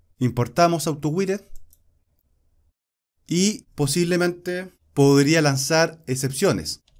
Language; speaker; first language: Spanish; native; Spanish